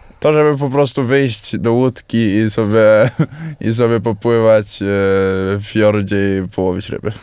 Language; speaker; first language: Polish; early bilingual, heritage; Polish